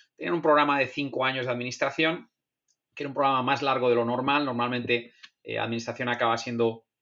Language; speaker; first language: Spanish; native; Spanish